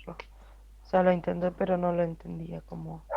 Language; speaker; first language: Spanish; native; Spanish